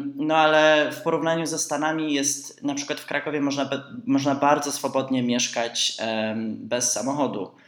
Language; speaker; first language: Polish; early bilingual, heritage; Polish